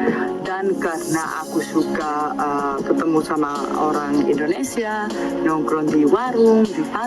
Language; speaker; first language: Indonesian; non-native, fluent; Spanish